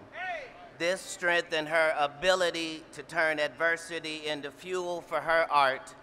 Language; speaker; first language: English; native; English